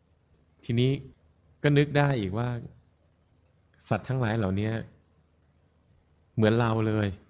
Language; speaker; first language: Thai; native; Thai